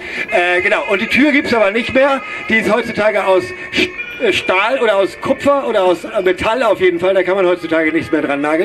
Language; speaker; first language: German; native; German